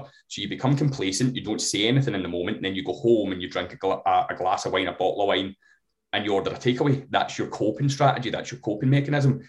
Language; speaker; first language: English; native; English